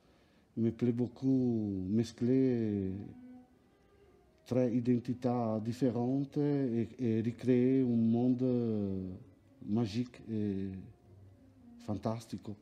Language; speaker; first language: French; non-native, learner; Italian